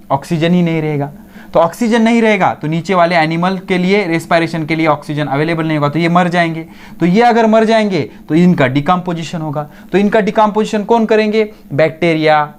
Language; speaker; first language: Hindi; non-native, local second language; Marathi